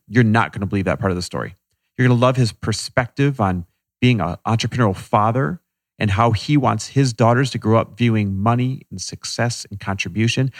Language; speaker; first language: English; native; English